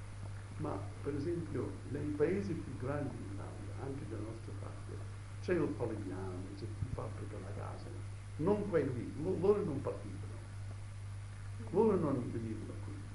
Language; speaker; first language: Italian; early bilingual, heritage; Italian